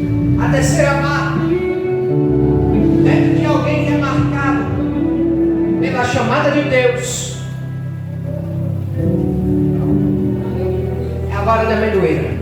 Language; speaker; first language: Portuguese; native; Portuguese